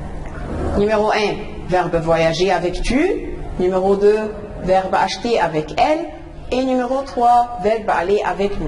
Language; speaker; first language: French; non-native, fluent; Arabic